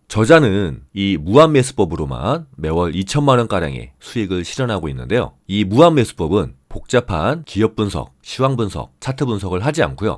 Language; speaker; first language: Korean; native; Korean